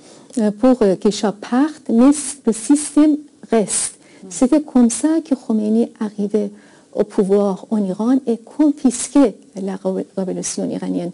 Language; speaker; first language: French; non-native, fluent; Persian